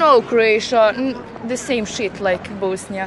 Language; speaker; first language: English; non-native, learner; Bosnian